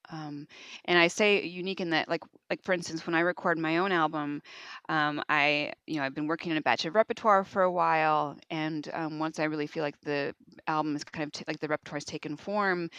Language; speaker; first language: English; native; English